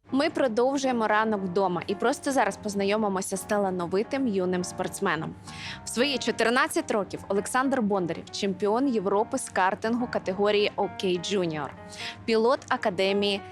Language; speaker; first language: Ukrainian; native; Ukrainian